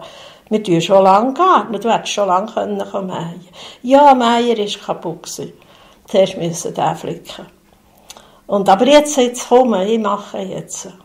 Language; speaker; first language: German; native; German